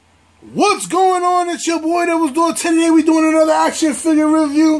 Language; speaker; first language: English; native; English